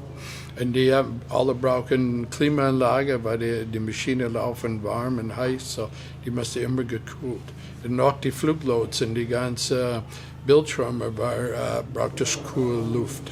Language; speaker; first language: German; non-native, fluent; English